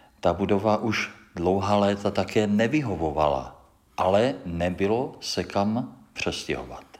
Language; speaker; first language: Czech; native; Czech